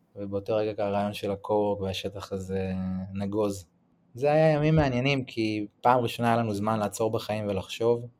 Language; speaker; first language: Hebrew; native; Hebrew